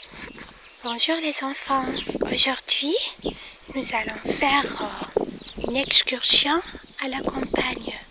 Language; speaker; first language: French; non-native, local second language; Arabic